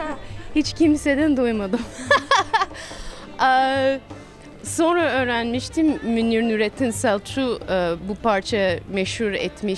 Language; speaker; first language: Turkish; non-native, fluent; English